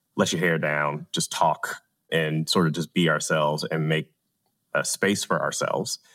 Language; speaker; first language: English; native; English